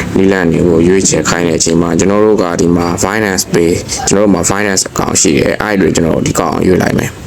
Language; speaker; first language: Burmese; native; Burmese